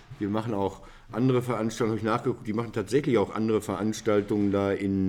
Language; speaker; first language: German; native; German